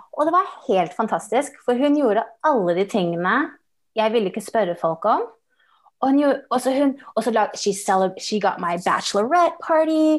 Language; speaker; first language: Norwegian; early bilingual, heritage; English